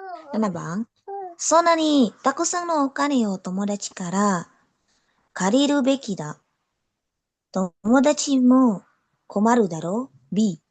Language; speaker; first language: Japanese; non-native, learner; Indonesian